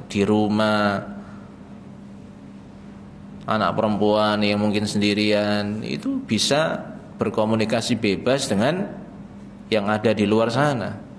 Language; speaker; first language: Indonesian; native; Indonesian